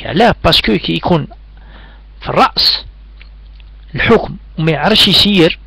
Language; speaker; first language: Arabic; native; Arabic